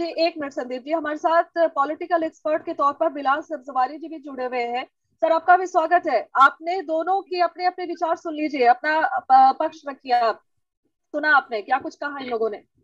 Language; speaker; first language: Hindi; native; Hindi